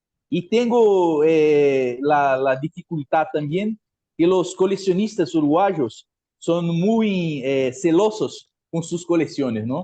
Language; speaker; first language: Spanish; non-native, fluent; Portuguese